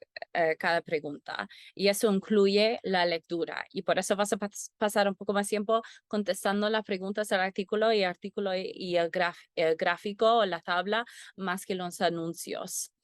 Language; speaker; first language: Spanish; non-native, fluent; English